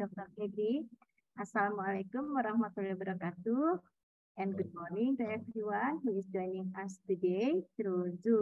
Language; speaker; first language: English; non-native, fluent; Indonesian